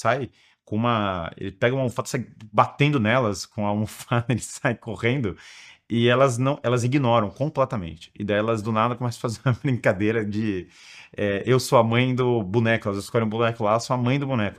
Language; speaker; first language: Portuguese; native; Portuguese